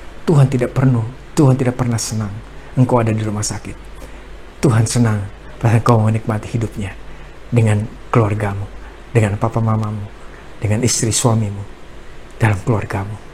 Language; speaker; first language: Indonesian; native; Indonesian